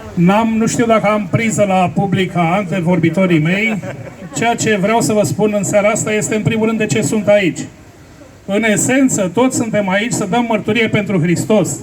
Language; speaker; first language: Romanian; native; Romanian